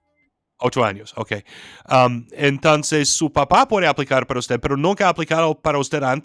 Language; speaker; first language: Spanish; non-native, fluent; English